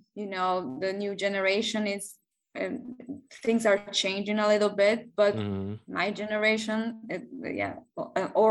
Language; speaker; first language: English; non-native, fluent; Italian